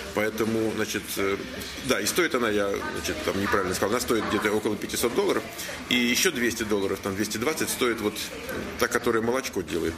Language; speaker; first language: Russian; native; Russian